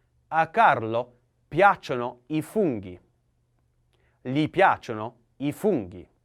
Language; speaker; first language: Italian; non-native, learner; English